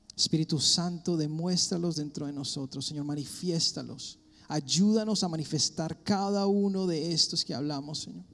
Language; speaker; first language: Spanish; early bilingual, heritage; Spanish